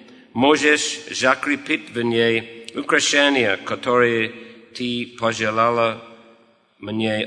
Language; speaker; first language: Russian; non-native, fluent; English